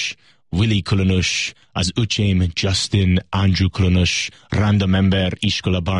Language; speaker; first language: Hungarian; non-native, learner; English